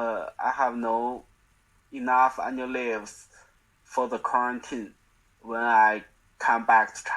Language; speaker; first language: English; non-native, learner; Chinese